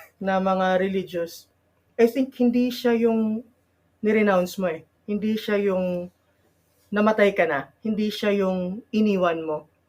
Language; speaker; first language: Filipino; non-native, local second language; Hiligaynon